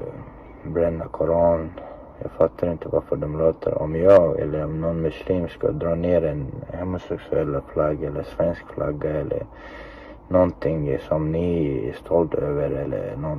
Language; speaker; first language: Swedish; non-native, fluent; Chechen